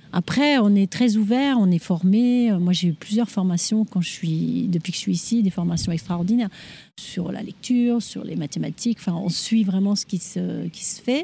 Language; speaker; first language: French; native; French